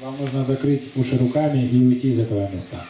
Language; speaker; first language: Russian; native; Russian